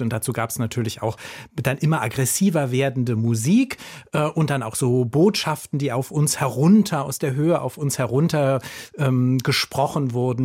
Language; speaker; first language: German; native; German